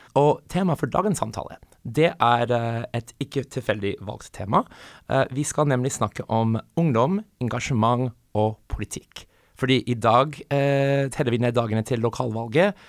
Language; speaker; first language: Norwegian; non-native, fluent; English